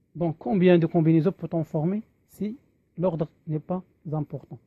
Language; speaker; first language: French; non-native, local second language; Arabic